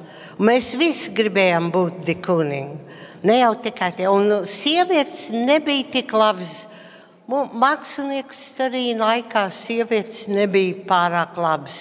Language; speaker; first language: Latvian; early bilingual, heritage; Latvian